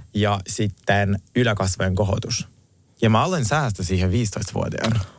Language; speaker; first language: Finnish; native; Finnish